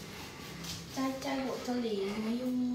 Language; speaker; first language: Chinese; non-native, learner; Vietnamese